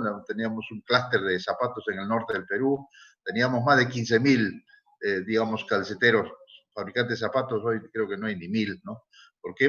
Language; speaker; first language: Spanish; native; Spanish